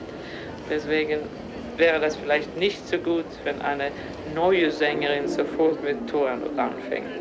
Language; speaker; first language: German; non-native, fluent; Swedish